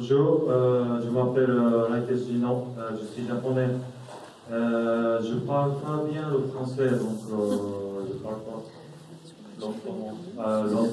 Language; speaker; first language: French; non-native, learner; Japanese